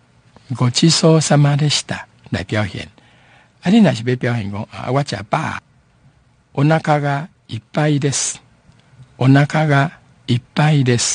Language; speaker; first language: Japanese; non-native, fluent; Min Nan Chinese